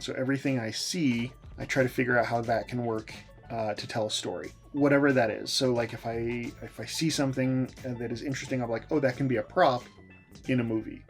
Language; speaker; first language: English; native; English